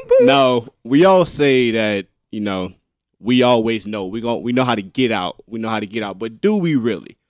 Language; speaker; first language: English; native; English